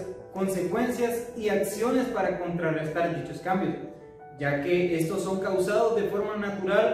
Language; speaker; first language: Spanish; native; Spanish